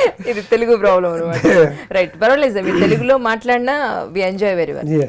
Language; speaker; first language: Telugu; native; Telugu